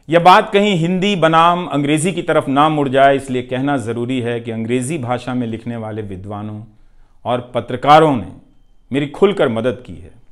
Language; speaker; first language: Hindi; non-native, local second language; Bhojpuri